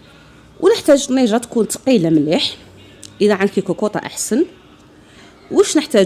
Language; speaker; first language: Arabic; native; Arabic